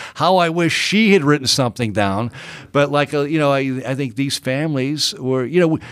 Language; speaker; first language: English; native; English